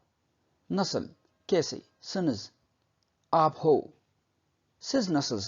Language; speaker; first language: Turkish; non-native, fluent; Urdu